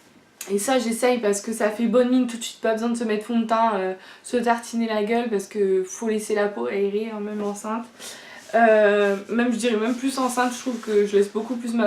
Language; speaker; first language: French; native; French